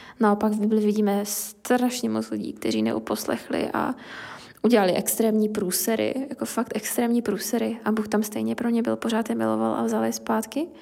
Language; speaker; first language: Czech; native; Czech